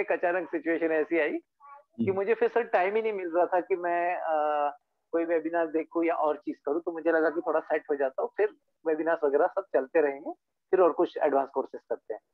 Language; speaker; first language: Hindi; native; Hindi